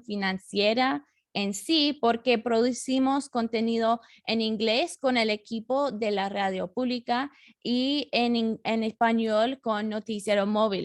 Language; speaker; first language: Spanish; non-native, fluent; English